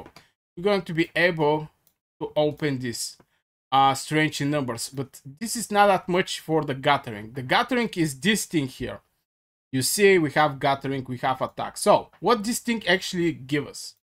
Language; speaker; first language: English; non-native, fluent; Bulgarian